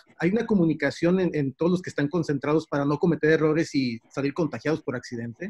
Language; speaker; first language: Spanish; native; Spanish